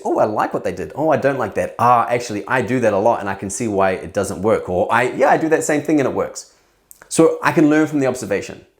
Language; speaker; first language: English; native; English